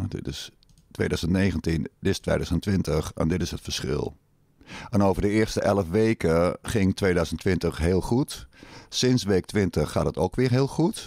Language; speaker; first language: Dutch; native; Dutch